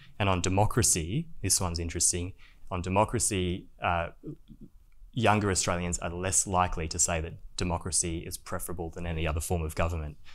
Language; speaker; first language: English; native; English